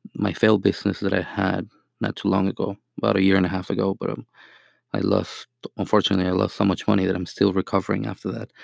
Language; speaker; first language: English; non-native, fluent; Spanish